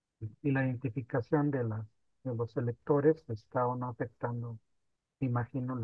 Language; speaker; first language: Spanish; native; Spanish